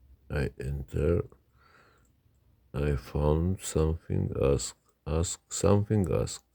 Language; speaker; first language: English; non-native, learner; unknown